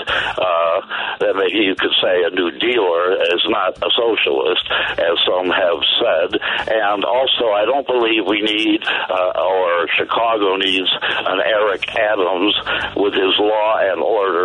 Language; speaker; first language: English; native; English